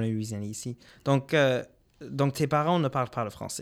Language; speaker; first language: French; non-native, local second language; English